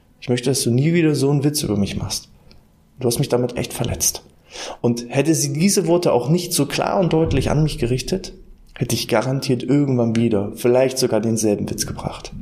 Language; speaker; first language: German; native; German